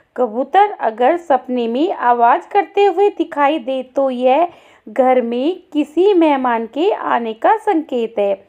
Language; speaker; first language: Hindi; native; Hindi